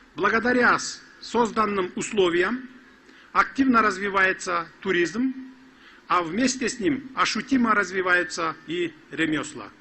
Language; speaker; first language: Russian; non-native, local second language; Kyrgyz